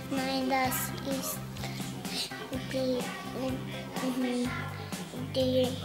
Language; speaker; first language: German; non-native, learner; Slovenian